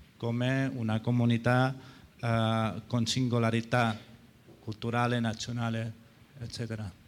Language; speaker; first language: Italian; non-native, learner; Catalan